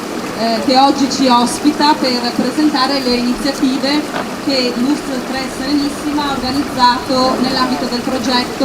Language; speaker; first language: Italian; native; Italian